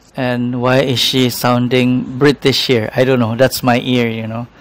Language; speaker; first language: English; non-native, local second language; Malay